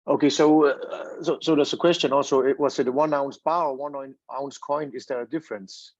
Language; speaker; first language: English; non-native, fluent; Danish